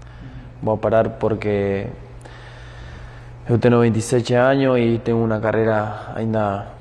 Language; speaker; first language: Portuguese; non-native, fluent; Spanish